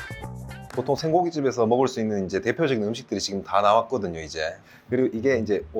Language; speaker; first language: Korean; native; Korean